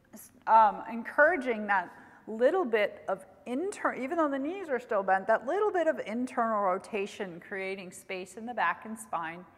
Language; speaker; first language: English; native; English